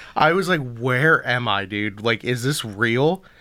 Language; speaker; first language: English; early bilingual, other home language; Filipino